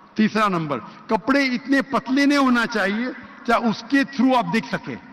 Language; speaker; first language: Urdu; non-native, local second language; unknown